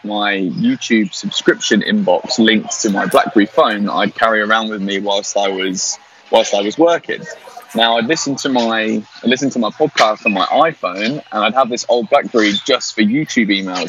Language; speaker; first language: English; native; English